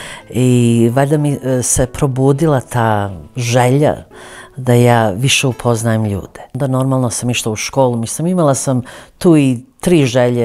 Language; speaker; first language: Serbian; early bilingual, other home language; Croatian